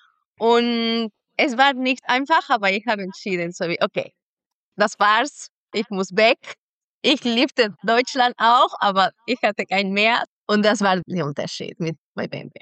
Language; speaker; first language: German; non-native, fluent; Spanish